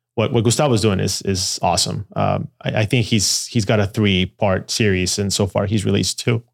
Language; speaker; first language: English; non-native, fluent; Spanish